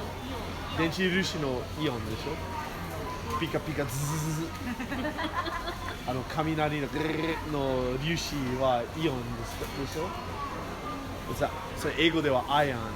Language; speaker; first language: Japanese; non-native, learner; English